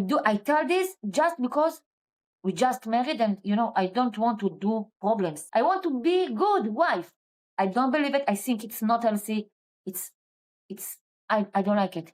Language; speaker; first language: English; non-native, learner; Hebrew